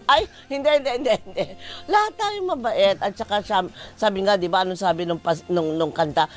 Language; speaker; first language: Filipino; native; Filipino